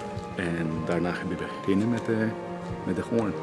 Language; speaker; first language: Dutch; non-native, fluent; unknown